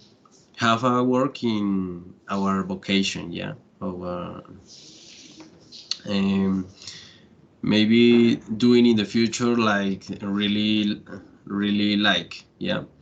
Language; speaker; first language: English; non-native, learner; Spanish